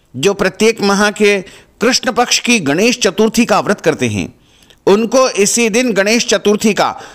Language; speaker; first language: Hindi; native; Hindi